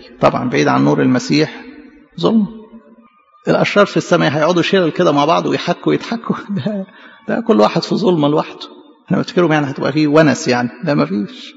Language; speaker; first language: Arabic; native; Arabic